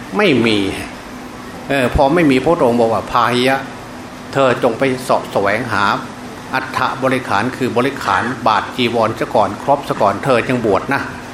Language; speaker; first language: Thai; non-native, local second language; Northeastern Thai